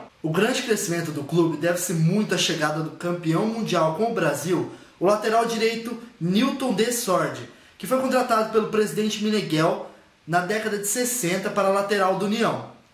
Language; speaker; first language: Portuguese; native; Portuguese